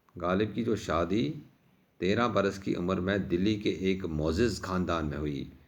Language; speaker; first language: Urdu; non-native, local second language; Kashmiri